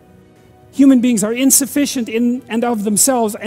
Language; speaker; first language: English; native; English